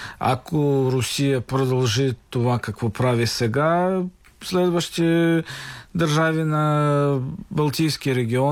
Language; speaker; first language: Bulgarian; non-native, fluent; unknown